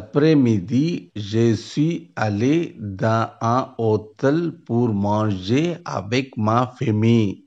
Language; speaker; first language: French; non-native, learner; Tamil